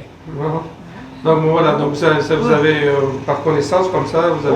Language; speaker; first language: French; native; French